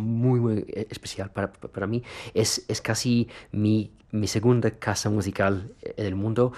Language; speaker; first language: Spanish; non-native, fluent; Russian